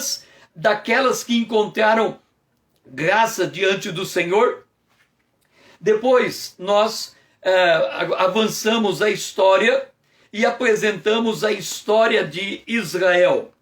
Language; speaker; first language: Portuguese; native; Portuguese